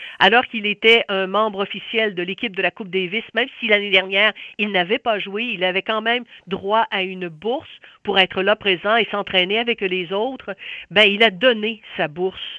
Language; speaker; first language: French; native; French